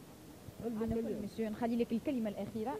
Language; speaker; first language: Arabic; native; Arabic